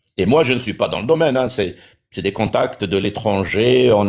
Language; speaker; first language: French; non-native, local second language; Arabic